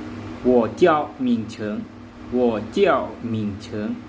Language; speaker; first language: Chinese; non-native, learner; Lao